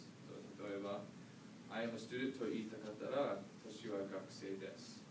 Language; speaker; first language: Japanese; non-native, learner; English